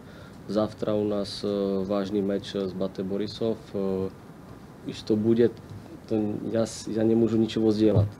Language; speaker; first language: Russian; non-native, learner; Slovak